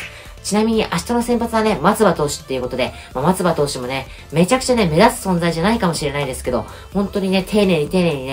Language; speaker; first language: Japanese; native; Japanese